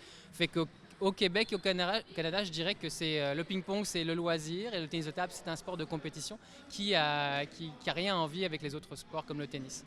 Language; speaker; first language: French; native; French